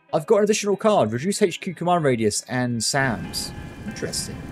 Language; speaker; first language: English; native; English